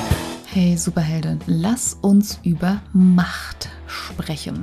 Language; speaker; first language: German; native; German